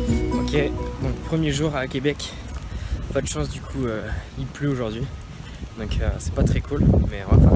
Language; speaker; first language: French; native; French